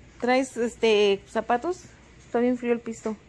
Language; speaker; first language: Spanish; native; Spanish